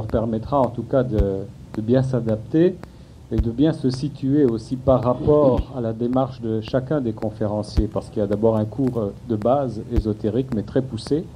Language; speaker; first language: French; native; French